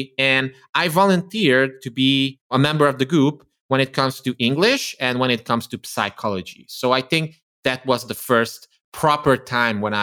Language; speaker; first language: English; non-native, fluent; Romanian